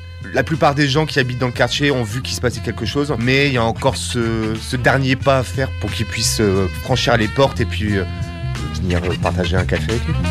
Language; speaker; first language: French; native; French